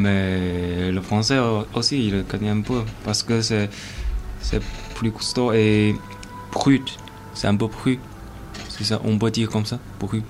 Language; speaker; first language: French; non-native, learner; Chinese